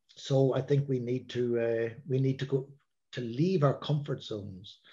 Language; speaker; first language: English; native; English